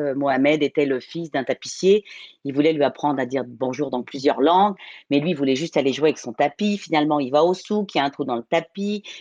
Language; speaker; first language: French; native; French